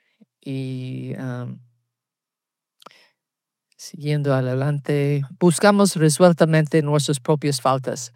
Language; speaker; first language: Spanish; early bilingual, heritage; Spanish